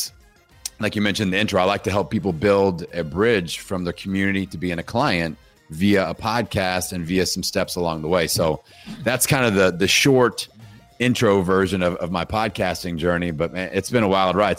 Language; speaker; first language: English; native; English